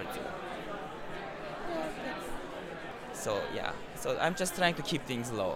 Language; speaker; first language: English; non-native, fluent; Turkish